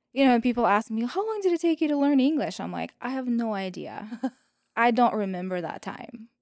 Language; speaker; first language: English; non-native, fluent; Russian